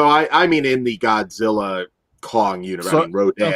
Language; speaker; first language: English; native; English